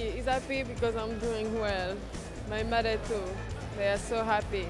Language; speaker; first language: English; non-native, learner; French